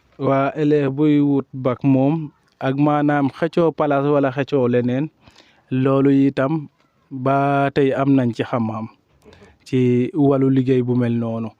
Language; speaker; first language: Wolof; non-native, local second language; Serer